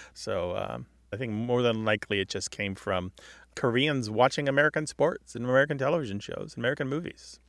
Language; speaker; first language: English; native; English